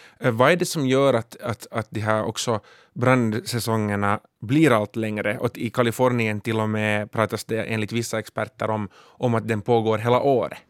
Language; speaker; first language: Swedish; native; Swedish